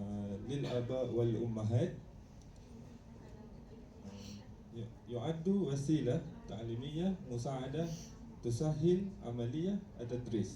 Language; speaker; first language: Arabic; non-native, learner; Malay